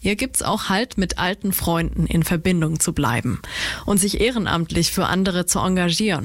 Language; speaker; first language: German; native; German